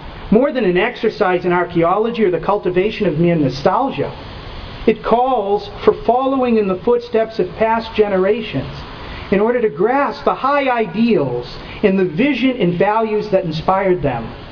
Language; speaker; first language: English; native; English